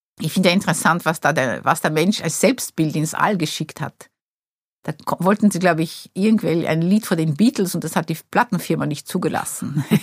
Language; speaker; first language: German; non-native, fluent; Portuguese